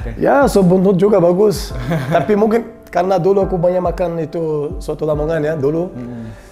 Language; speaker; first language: Indonesian; non-native, learner; Portuguese